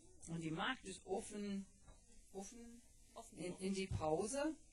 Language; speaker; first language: German; non-native, learner; English